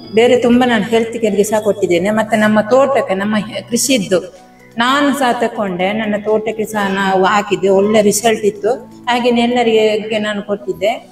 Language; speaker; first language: Kannada; native; Kannada